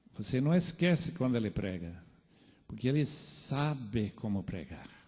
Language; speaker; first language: Portuguese; non-native, fluent; English